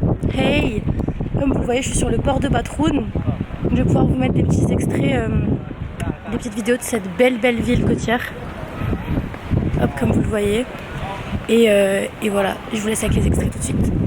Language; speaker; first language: French; native; French